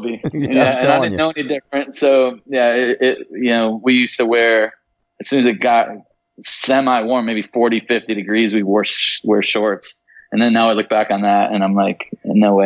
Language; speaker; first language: English; native; English